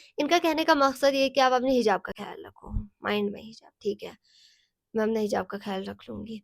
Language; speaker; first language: Hindi; non-native, local second language; Sicilian